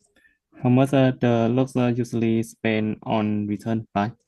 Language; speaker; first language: English; non-native, learner; Vietnamese